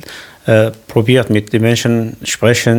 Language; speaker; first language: German; non-native, learner; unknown